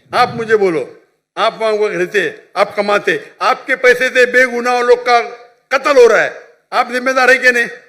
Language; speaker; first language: Urdu; non-native, local second language; Konkani